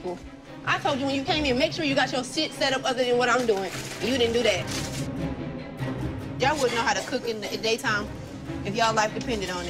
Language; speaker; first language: English; native; English